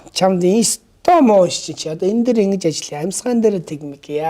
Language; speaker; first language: Mongolian; native; Mongolian